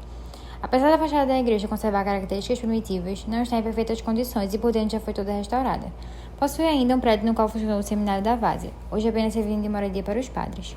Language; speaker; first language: Portuguese; native; Portuguese